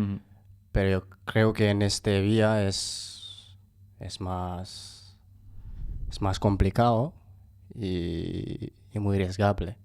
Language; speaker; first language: Spanish; non-native, fluent; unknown